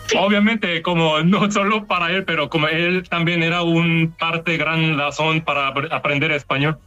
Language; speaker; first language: Spanish; non-native, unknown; Korean